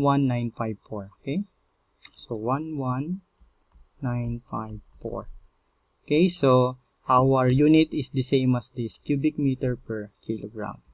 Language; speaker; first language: English; non-native, local second language; Filipino